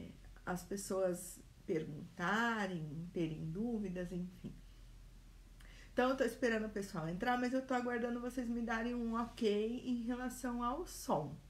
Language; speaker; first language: Portuguese; native; Portuguese